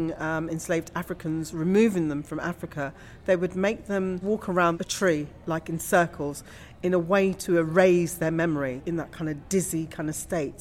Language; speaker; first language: English; native; English